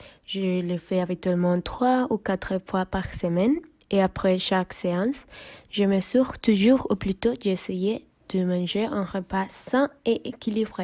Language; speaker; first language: French; non-native, learner; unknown